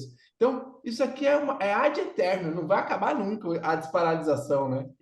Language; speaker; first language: Portuguese; native; Portuguese